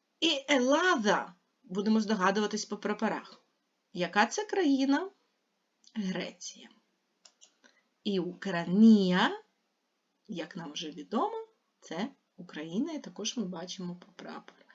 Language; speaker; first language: Ukrainian; native; Ukrainian